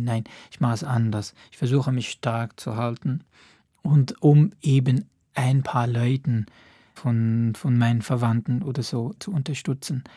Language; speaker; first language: German; non-native, fluent; Arabic